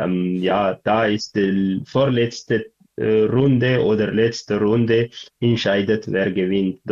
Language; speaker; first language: German; non-native, learner; Tigrinya